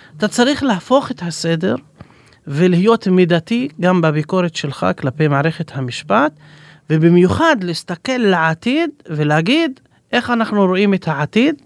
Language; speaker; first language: Hebrew; non-native, local second language; Arabic